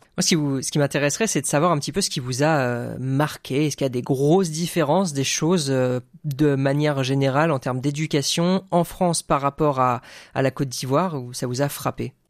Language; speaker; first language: French; native; French